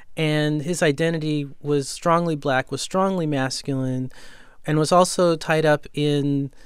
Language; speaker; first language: English; native; English